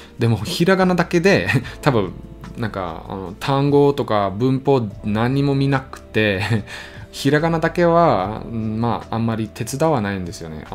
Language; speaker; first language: Japanese; non-native, learner; German